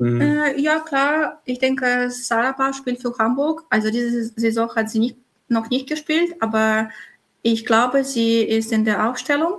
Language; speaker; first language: German; non-native, fluent; Russian